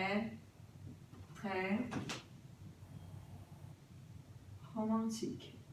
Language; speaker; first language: French; non-native, fluent; Portuguese